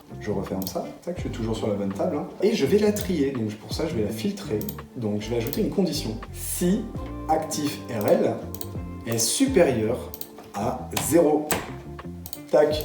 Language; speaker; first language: French; native; French